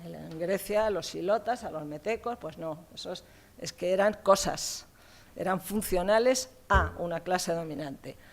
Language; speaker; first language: Spanish; native; Spanish